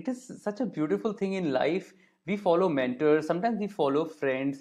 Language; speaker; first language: English; non-native, local second language; Hindi